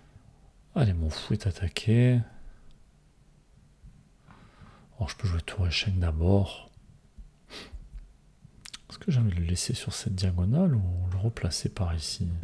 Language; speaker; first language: French; native; French